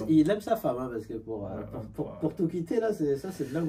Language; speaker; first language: French; native; French